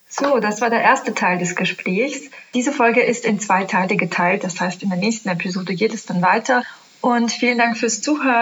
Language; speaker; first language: German; non-native, local second language; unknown